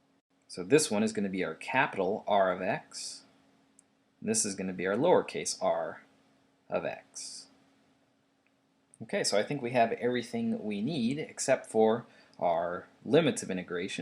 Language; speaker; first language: English; native; English